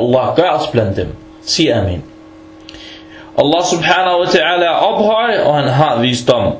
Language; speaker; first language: Danish; early bilingual, other home language; Arabic